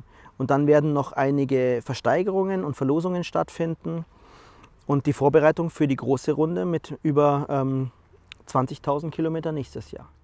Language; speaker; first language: German; native; German